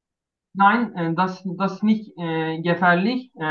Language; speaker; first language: German; non-native, learner; Turkish